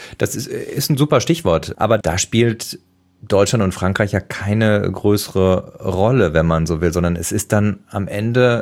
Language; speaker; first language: German; native; German